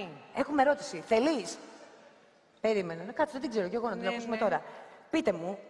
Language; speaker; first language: Greek; native; Greek